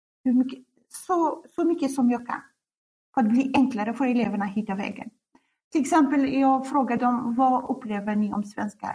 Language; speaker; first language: Swedish; non-native, fluent; Central Kurdish